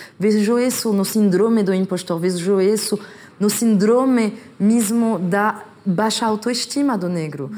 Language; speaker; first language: Portuguese; non-native, fluent; French